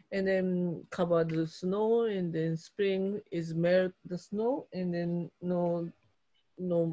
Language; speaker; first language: English; non-native, learner; Japanese